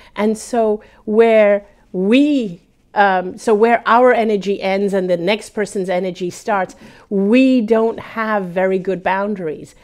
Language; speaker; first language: English; early bilingual, other home language; Hindi